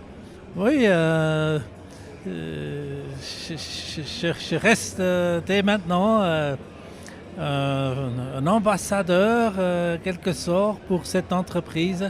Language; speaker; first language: French; non-native, local second language; German